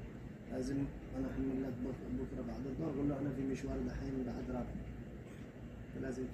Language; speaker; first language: Arabic; non-native, learner; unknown